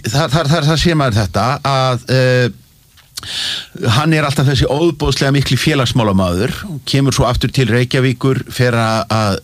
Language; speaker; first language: Icelandic; native; Icelandic